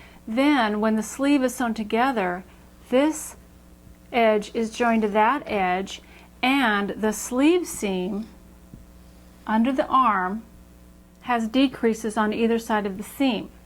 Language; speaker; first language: English; native; English